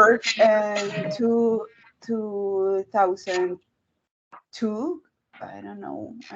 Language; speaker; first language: English; non-native, learner; Spanish